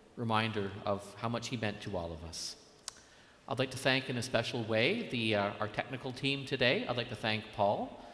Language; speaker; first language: English; native; English